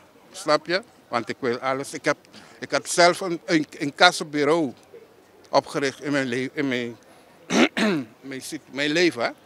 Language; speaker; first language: Dutch; non-native, local second language; Papiamento